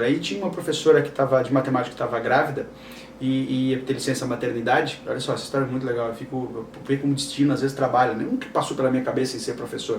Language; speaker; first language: Portuguese; native; Portuguese